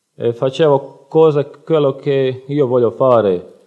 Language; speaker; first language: Italian; non-native, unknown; Bosnian